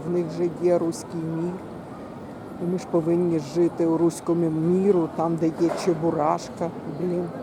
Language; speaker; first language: Ukrainian; non-native, local second language; Russian